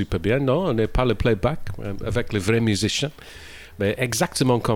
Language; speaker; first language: French; non-native, learner; English